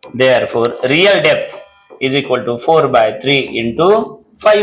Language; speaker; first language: Hindi; non-native, local second language; Marathi